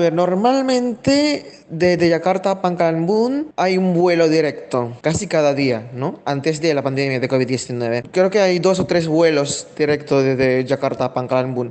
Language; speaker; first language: Spanish; non-native, fluent; Indonesian